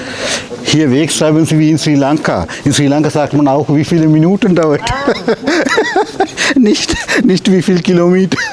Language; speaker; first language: German; non-native, learner; Sinhala